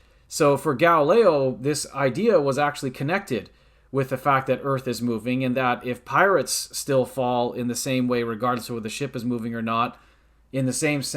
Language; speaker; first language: English; native; English